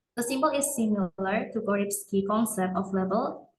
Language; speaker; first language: English; non-native, learner; Indonesian